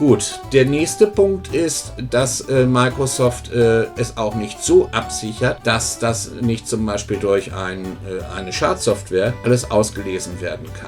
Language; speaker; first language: German; native; German